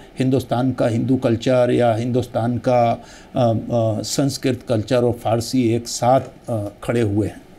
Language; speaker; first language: Hindi; native; Hindi